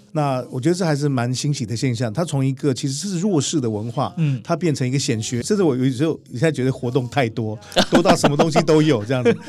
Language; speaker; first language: Chinese; native; Chinese